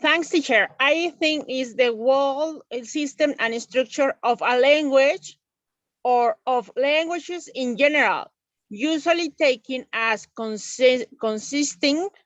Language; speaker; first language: English; non-native, learner; Spanish